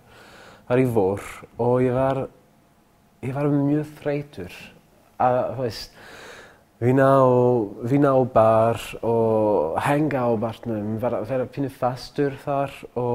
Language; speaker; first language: Icelandic; non-native, learner; French